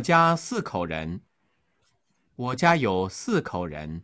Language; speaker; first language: Chinese; non-native, learner; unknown